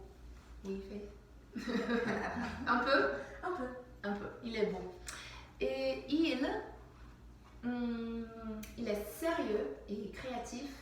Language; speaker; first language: French; non-native, fluent; English